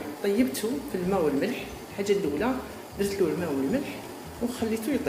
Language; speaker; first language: Arabic; native; Arabic